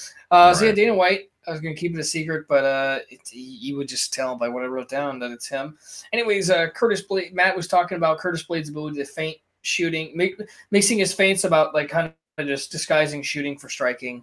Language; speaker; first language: English; native; English